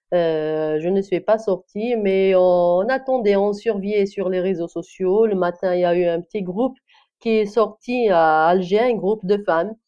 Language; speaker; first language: French; non-native, local second language; Kabyle